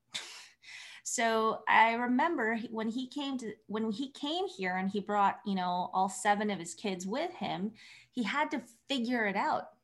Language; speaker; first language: English; early bilingual, other home language; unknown